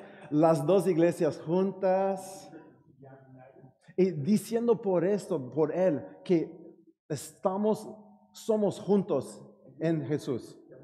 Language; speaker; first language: Spanish; non-native, learner; English